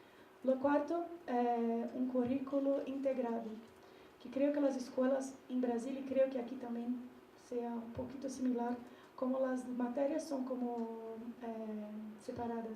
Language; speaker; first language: Spanish; non-native, learner; Portuguese